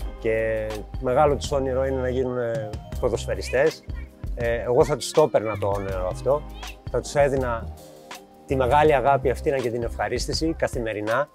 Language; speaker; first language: Greek; early bilingual, heritage; Greek